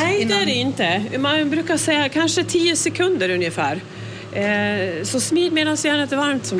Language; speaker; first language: Swedish; native; Swedish